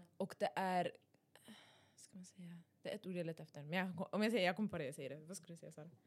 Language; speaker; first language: Swedish; early bilingual, other home language; Arabic